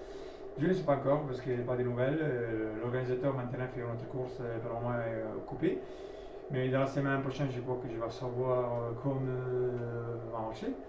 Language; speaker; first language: French; non-native, learner; Italian